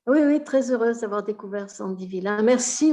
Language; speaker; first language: French; native; French